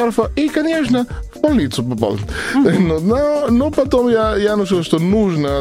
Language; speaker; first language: Russian; non-native, learner; Spanish